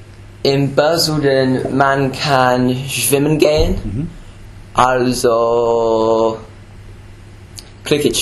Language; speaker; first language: German; non-native, learner; English